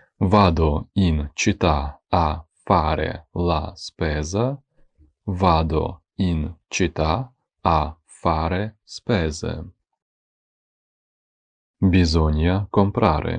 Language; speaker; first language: Italian; non-native, fluent; Ukrainian